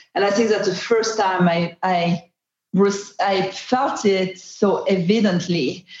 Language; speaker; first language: English; non-native, fluent; French